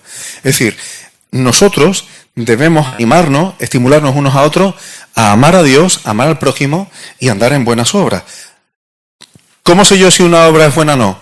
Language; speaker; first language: Spanish; native; Spanish